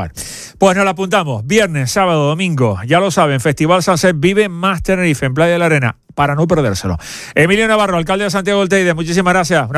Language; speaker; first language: Spanish; native; Spanish